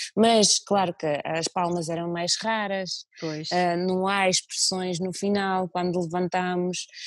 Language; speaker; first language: Portuguese; early bilingual, other home language; Russian